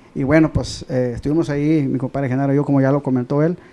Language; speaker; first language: Spanish; native; Spanish